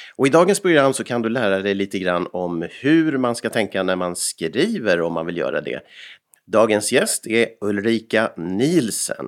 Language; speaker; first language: Swedish; native; Swedish